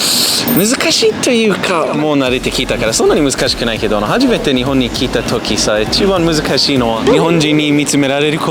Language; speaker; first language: Japanese; non-native, learner; English